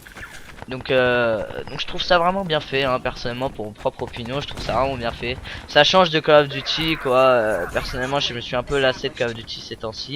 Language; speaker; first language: French; native; French